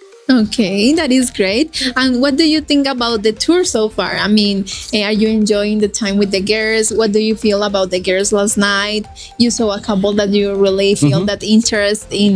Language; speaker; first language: English; non-native, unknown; Spanish